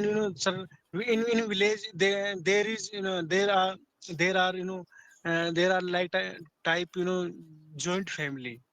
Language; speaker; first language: English; non-native, learner; Hindi